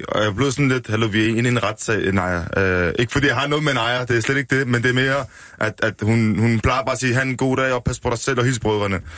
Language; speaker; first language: Danish; early bilingual, other home language; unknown